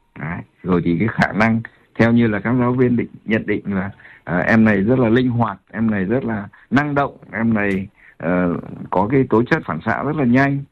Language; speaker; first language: Vietnamese; native; Vietnamese